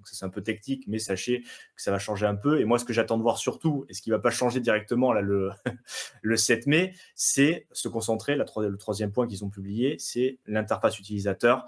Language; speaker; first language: French; native; French